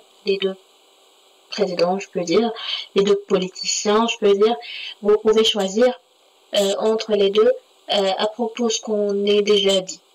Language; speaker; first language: French; non-native, learner; Arabic